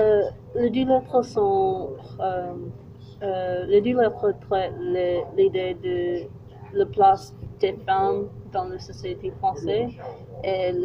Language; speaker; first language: French; non-native, learner; English